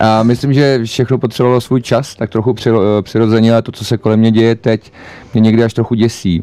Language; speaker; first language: Czech; native; Czech